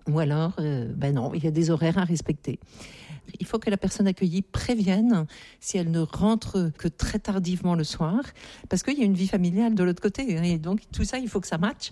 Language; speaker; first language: French; native; French